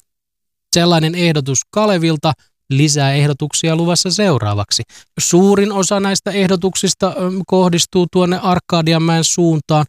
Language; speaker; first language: Finnish; native; Finnish